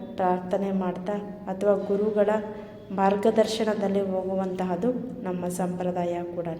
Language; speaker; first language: Kannada; native; Kannada